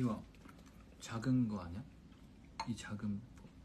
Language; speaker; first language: Korean; non-native, fluent; Chinese